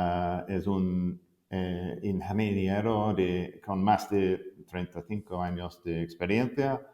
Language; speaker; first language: Spanish; non-native, fluent; English